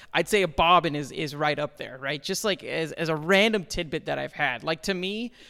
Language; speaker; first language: English; early bilingual, other home language; Hindi